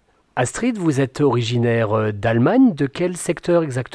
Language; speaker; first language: French; native; French